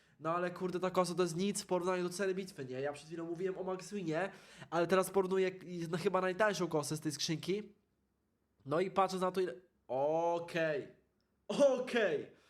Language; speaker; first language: Polish; native; Polish